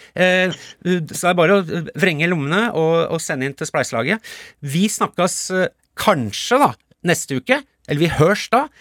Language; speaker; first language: Norwegian; native; Norwegian